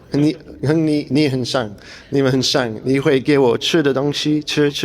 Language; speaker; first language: Chinese; non-native, learner; English